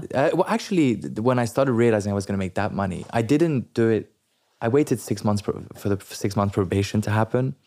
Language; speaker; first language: English; non-native, local second language; French